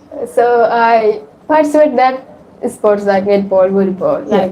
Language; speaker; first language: English; non-native, learner; Sinhala